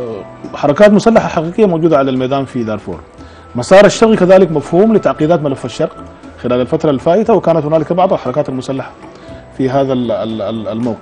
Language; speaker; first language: Arabic; native; Arabic